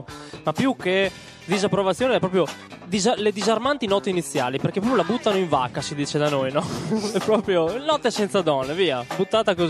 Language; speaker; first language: Italian; native; Italian